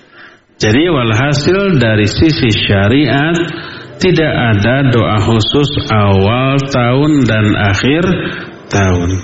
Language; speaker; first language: Indonesian; native; Indonesian